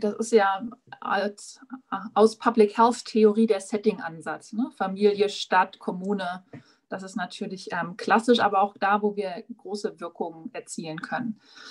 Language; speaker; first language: German; native; German